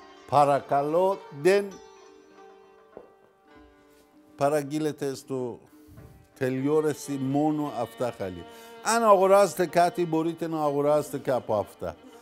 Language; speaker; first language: Greek; non-native, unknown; Persian